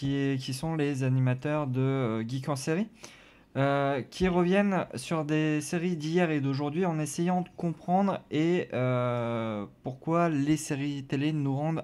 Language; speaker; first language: French; native; French